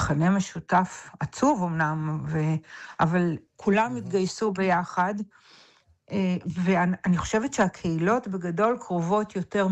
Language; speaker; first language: Hebrew; native; Hebrew